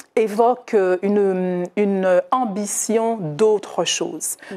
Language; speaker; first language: French; native; French